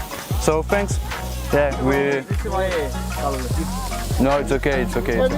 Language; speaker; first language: English; non-native, learner; French